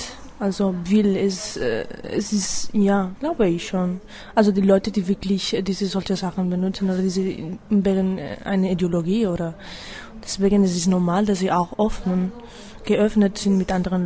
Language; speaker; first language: German; non-native, fluent; Spanish